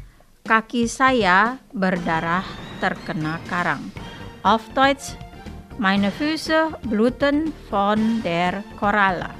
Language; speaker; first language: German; non-native, fluent; Indonesian